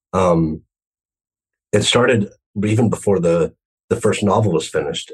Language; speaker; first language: English; native; English